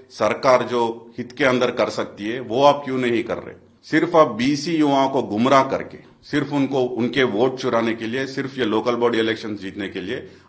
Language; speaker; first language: Hindi; non-native, local second language; Telugu